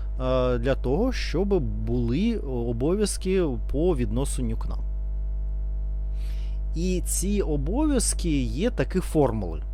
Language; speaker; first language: Ukrainian; non-native, learner; Russian